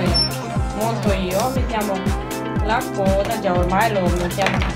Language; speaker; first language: Italian; non-native, fluent; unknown